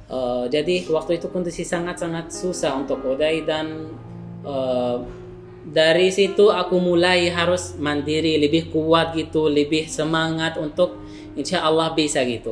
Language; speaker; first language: Indonesian; non-native, fluent; Arabic